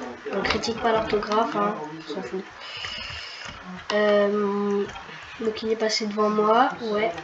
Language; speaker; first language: French; native; French